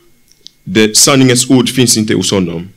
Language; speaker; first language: Swedish; non-native, fluent; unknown